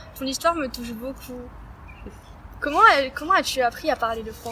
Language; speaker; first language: French; native; French